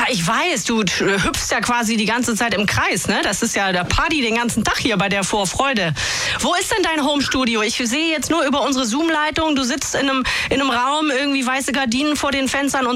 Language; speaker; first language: German; native; German